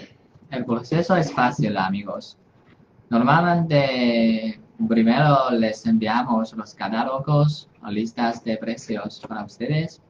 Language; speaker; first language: Spanish; non-native, fluent; Chinese